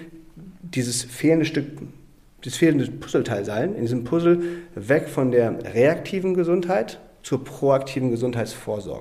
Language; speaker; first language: German; native; German